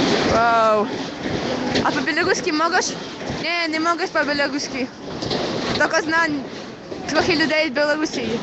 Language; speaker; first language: Polish; non-native, learner; Ukrainian